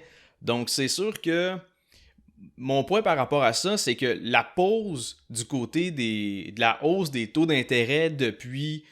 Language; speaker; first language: French; native; French